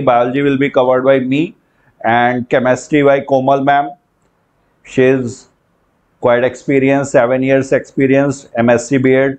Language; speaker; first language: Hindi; native; Hindi